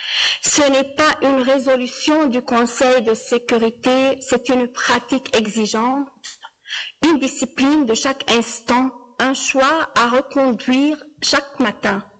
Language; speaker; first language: French; non-native, local second language; Arabic